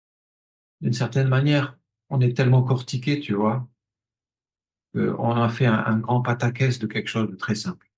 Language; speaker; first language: French; native; French